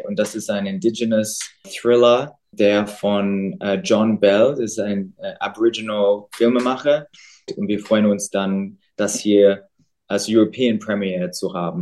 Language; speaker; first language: German; non-native, fluent; English